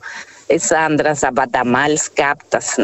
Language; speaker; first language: German; non-native, fluent; Portuguese